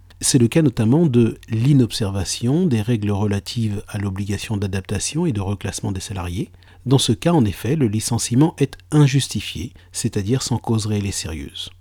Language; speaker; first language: French; native; French